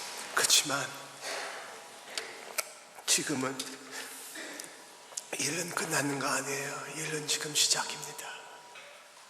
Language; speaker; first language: Korean; early bilingual, heritage; English